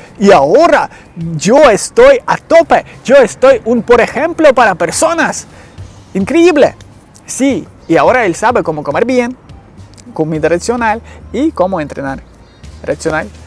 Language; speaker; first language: Spanish; non-native, learner; Ukrainian